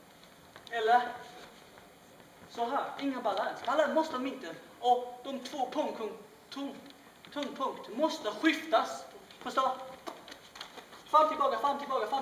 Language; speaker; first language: Swedish; non-native, learner; Chinese